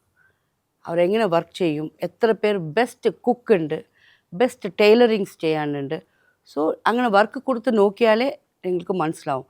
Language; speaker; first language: Malayalam; non-native, local second language; Tamil